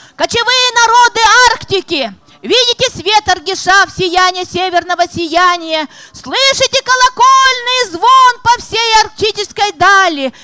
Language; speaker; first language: Russian; non-native, local second language; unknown